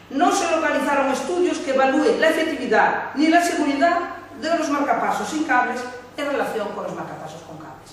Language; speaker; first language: Spanish; non-native, local second language; Galician